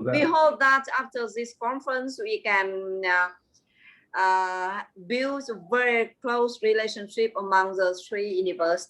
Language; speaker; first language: English; non-native, fluent; Vietnamese